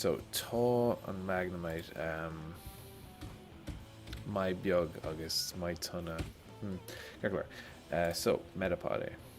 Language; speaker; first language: Irish; non-native, local second language; English